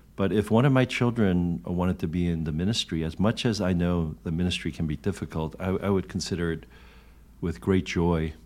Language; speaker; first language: English; early bilingual, other home language; Korean